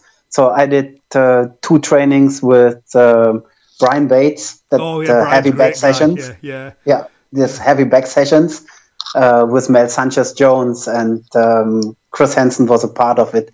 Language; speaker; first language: English; non-native, fluent; German